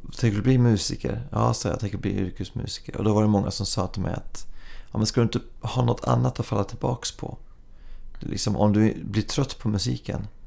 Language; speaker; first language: Swedish; early bilingual, other home language; English